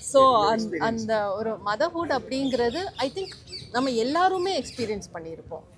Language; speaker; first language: Tamil; native; Tamil